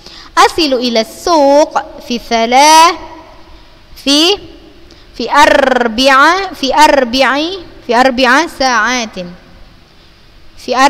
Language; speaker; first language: Arabic; non-native, fluent; Indonesian